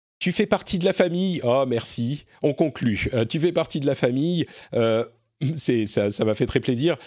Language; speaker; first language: French; native; French